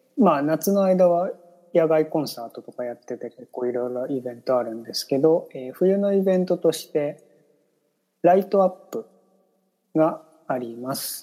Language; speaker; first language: Japanese; native; Japanese